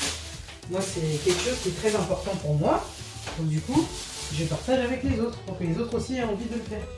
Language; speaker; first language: French; native; French